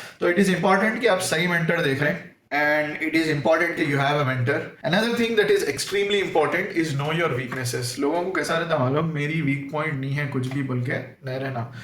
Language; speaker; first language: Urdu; native; Urdu